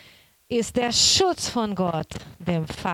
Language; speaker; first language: German; non-native, learner; Portuguese